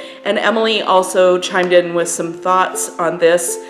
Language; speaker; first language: English; native; English